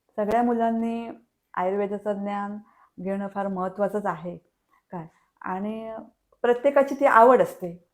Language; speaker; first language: Marathi; native; Marathi